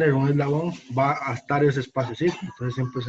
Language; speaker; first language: Spanish; native; Spanish